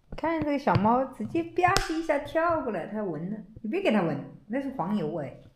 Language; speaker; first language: Chinese; native; Chinese